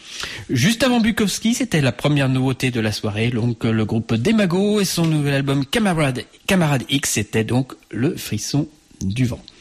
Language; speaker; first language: French; native; French